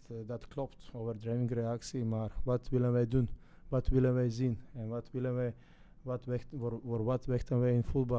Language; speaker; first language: Dutch; non-native, fluent; Croatian